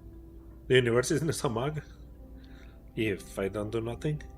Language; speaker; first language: English; non-native, fluent; Spanish